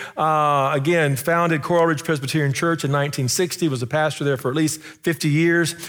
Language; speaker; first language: English; native; English